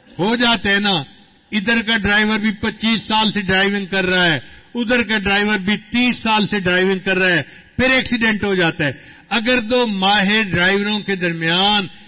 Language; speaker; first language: Urdu; non-native, local second language; Punjabi